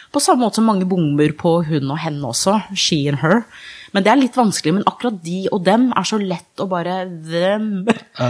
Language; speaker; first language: Norwegian; early bilingual, other home language; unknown